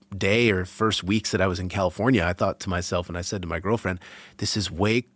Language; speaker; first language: English; native; English